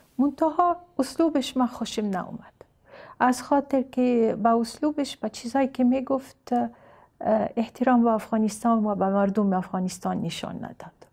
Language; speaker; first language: Persian; non-native, learner; Arabic